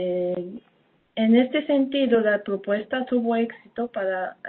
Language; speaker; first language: Spanish; non-native, fluent; Japanese